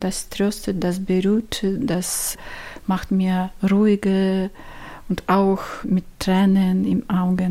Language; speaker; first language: German; non-native, learner; Ukrainian